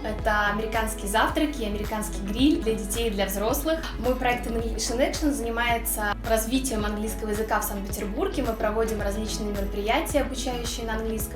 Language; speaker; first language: Russian; native; Russian